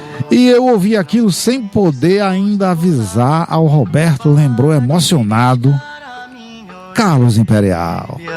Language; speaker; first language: Portuguese; native; Portuguese